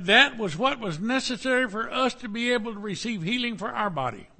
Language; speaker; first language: English; native; English